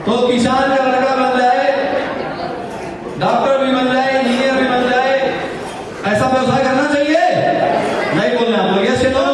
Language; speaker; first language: Hindi; native; Hindi